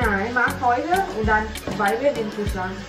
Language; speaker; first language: German; non-native, learner; Thai